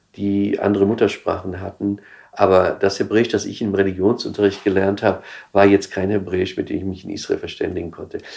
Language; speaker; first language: German; native; German